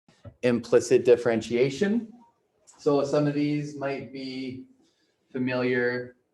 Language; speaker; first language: English; native; English